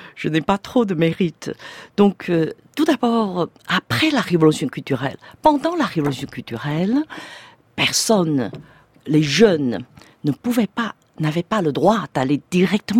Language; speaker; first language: French; non-native, fluent; Chinese